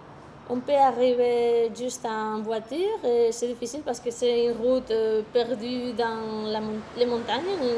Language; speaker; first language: French; non-native, fluent; Spanish